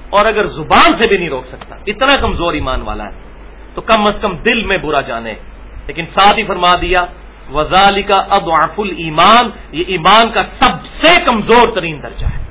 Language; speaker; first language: Urdu; non-native, local second language; Punjabi